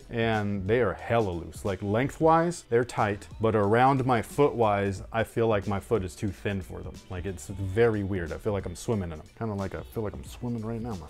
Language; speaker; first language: English; native; English